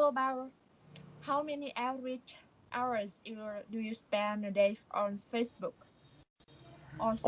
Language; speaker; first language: English; non-native, learner; Vietnamese